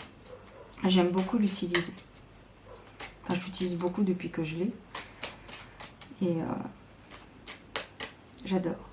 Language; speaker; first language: French; native; French